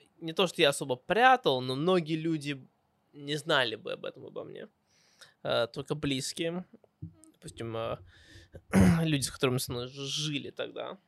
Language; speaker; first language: Russian; early bilingual, heritage; Russian